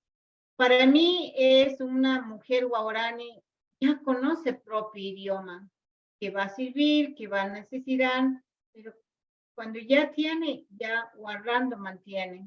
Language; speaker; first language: Spanish; non-native, local second language; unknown